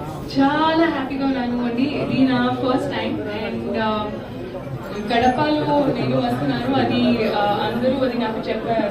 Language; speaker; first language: Telugu; non-native, local second language; Hindi